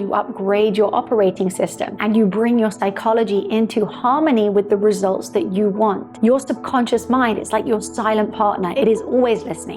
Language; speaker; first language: English; native; English